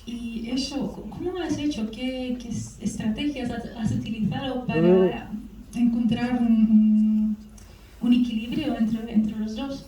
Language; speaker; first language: Spanish; non-native, fluent; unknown